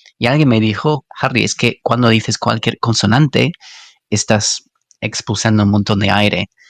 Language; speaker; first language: Spanish; non-native, fluent; English